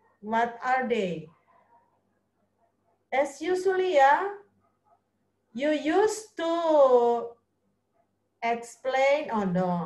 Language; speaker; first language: English; non-native, fluent; Indonesian